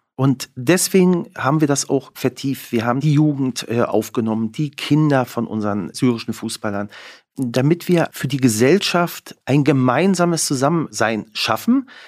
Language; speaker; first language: German; native; German